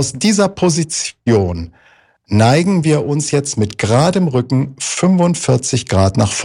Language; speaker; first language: German; native; German